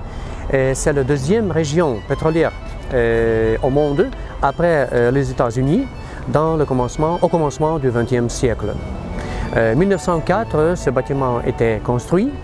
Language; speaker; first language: French; non-native, fluent; Ukrainian